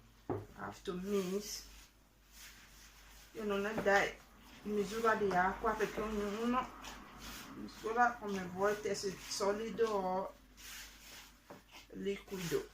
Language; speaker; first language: Italian; non-native, learner; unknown